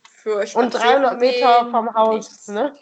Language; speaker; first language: German; native; German